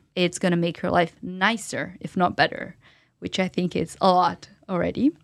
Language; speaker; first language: English; non-native, fluent; Portuguese